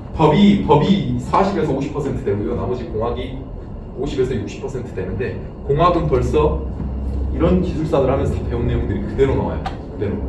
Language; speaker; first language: Korean; native; Korean